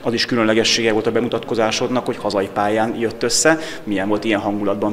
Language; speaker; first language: Hungarian; native; Hungarian